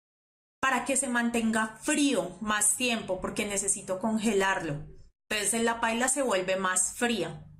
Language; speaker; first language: Spanish; native; Spanish